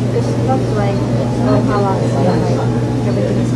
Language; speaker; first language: English; non-native, learner; Indonesian